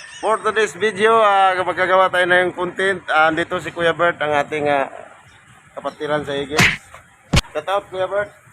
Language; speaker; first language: Filipino; non-native, local second language; Cebuano